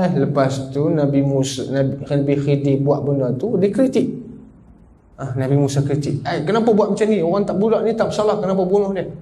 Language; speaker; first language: Malay; native; Malay